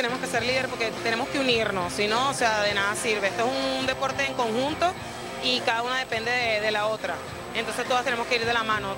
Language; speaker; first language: Spanish; native; Spanish